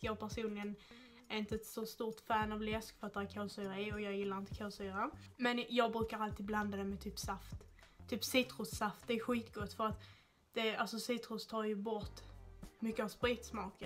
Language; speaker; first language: Swedish; native; Swedish